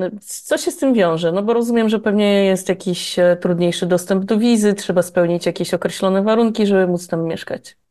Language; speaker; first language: Polish; native; Polish